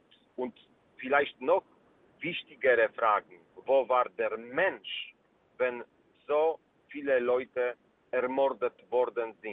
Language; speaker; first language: German; non-native, fluent; Polish